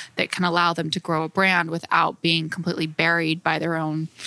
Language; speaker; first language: English; native; English